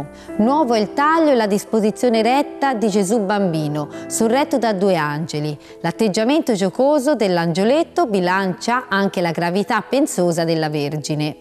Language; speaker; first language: Italian; native; Italian